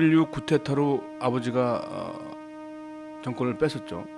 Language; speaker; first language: Korean; native; Korean